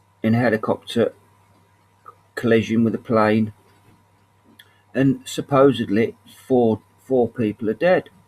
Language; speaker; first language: English; native; English